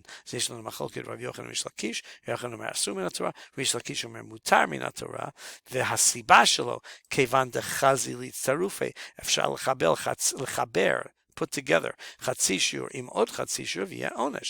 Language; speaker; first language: Hebrew; non-native, fluent; English